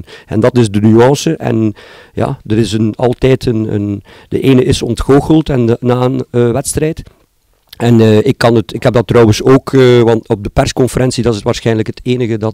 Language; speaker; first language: Dutch; native; Dutch